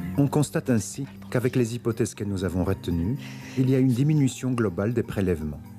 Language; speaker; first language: French; native; French